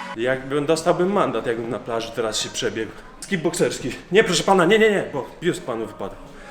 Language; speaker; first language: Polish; early bilingual, heritage; Polish